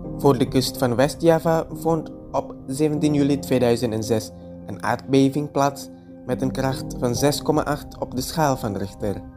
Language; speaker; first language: Dutch; non-native, fluent; Indonesian